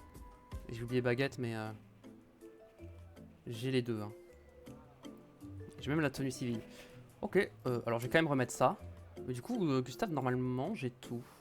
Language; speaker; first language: French; native; French